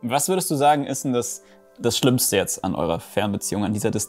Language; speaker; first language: German; native; German